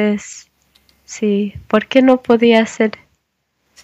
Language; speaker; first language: Spanish; non-native, learner; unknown